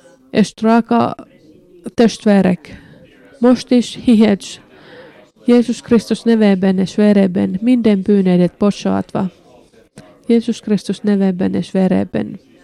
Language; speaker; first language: Hungarian; non-native, learner; Finnish